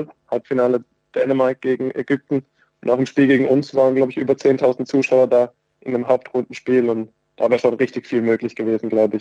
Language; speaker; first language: German; native; German